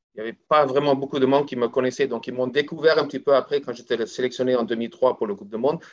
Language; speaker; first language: French; non-native, fluent; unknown